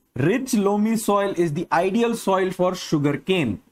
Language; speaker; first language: English; non-native, local second language; Bangla